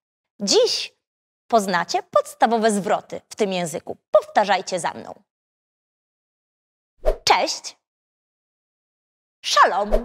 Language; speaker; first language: Polish; native; Polish